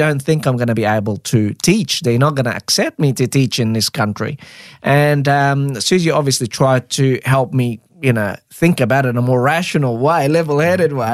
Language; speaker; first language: English; non-native, fluent; Arabic